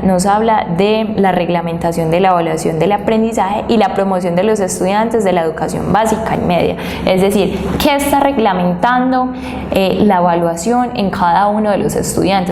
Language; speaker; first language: Spanish; native; Spanish